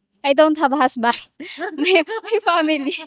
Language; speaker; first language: English; non-native, local second language; Bikol